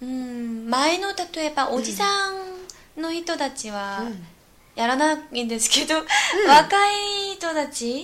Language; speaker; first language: Japanese; non-native, fluent; Korean